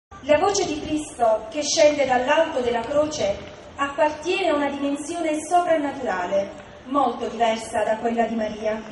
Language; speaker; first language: Italian; native; Italian